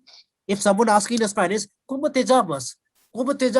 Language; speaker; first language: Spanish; non-native, fluent; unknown